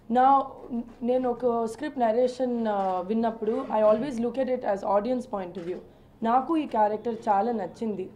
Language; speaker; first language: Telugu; non-native, fluent; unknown